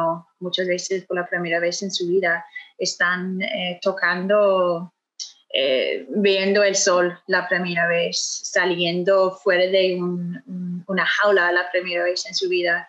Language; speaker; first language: Spanish; non-native, fluent; English